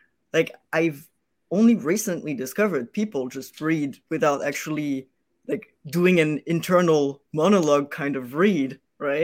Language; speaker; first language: English; non-native, fluent; French